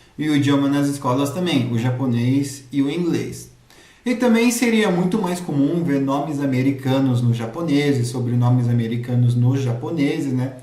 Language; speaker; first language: Portuguese; native; Portuguese